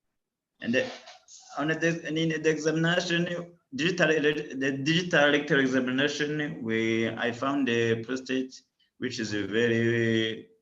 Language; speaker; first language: English; non-native, learner; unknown